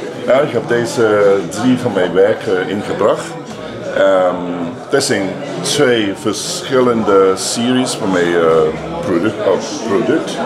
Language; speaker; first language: Dutch; non-native, learner; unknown